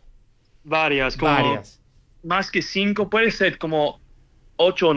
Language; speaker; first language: Spanish; early bilingual, heritage; English